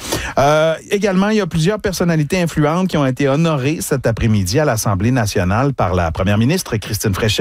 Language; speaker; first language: French; native; French